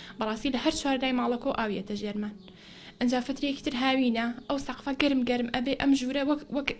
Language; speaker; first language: Central Kurdish; native; Central Kurdish